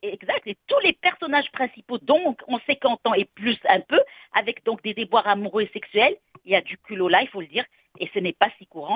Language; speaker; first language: French; native; French